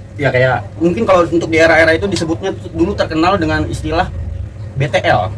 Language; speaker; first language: Indonesian; native; Indonesian